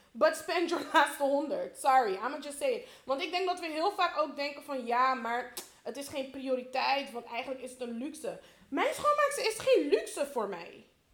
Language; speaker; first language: Dutch; early bilingual, heritage; Dutch